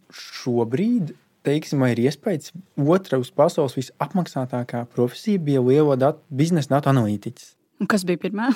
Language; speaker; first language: Latvian; native; Latvian